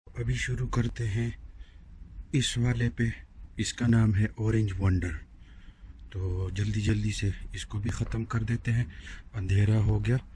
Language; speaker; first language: Urdu; native; Urdu